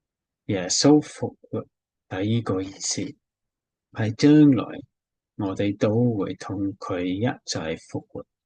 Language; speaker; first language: Cantonese; non-native, fluent; English